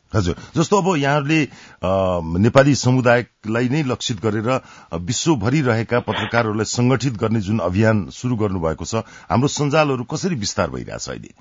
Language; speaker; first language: Nepali; native; Nepali